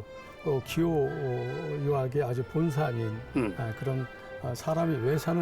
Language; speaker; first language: Korean; native; Korean